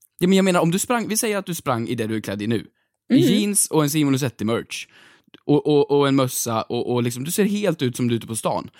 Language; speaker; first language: Swedish; native; Swedish